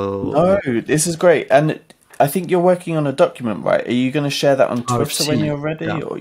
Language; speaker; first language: English; native; English